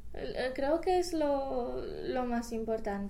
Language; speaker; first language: Spanish; non-native, fluent; English